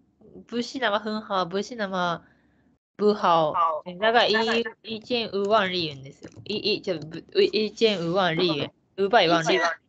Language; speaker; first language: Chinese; non-native, learner; Japanese